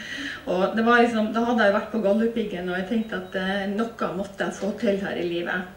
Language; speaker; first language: Norwegian; native; Norwegian